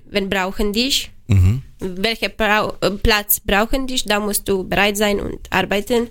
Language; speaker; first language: German; non-native, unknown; Romanian